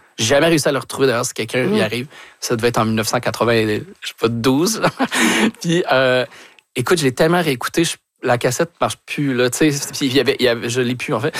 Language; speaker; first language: French; native; French